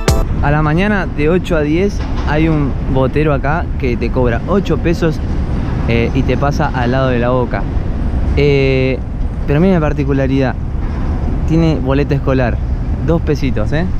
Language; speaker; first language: Spanish; native; Spanish